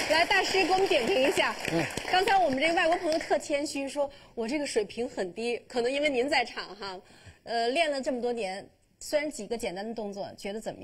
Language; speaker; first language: Chinese; native; Chinese